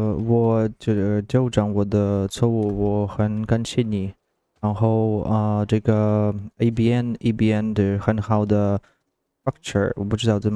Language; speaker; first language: Chinese; non-native, learner; Russian